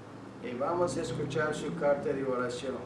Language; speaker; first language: Spanish; non-native, fluent; English